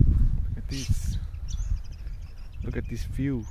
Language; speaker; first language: English; non-native, learner; Indonesian